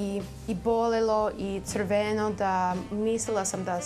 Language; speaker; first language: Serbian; early bilingual, heritage; Serbian